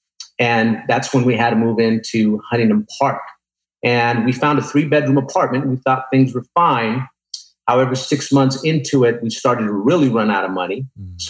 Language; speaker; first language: English; native; English